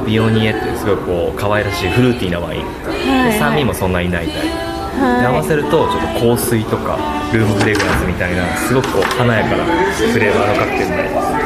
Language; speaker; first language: Japanese; native; Japanese